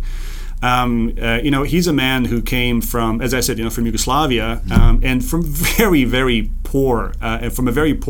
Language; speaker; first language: English; non-native, fluent; Serbian